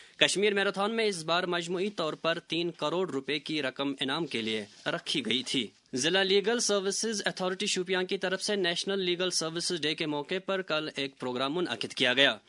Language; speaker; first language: Urdu; non-native, local second language; Kashmiri